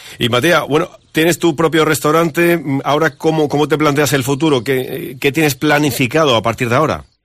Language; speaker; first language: Spanish; native; Spanish